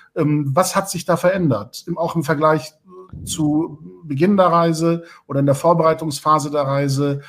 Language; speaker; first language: German; native; German